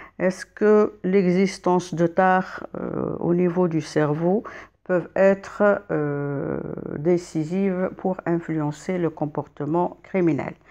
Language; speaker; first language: French; non-native, local second language; Arabic